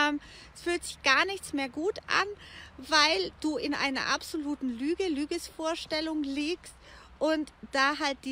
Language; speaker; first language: German; native; German